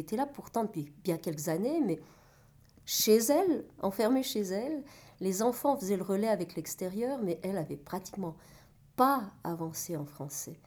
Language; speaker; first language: French; native; French